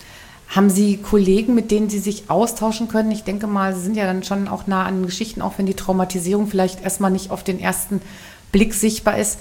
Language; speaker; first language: German; native; German